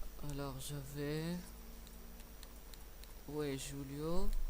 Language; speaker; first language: French; non-native, learner; English